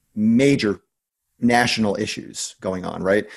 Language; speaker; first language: English; native; English